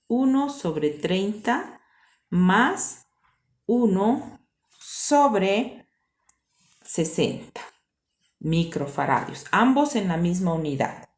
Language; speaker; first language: Spanish; native; Spanish